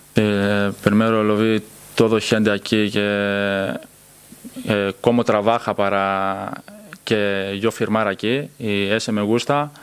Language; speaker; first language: Spanish; non-native, learner; Greek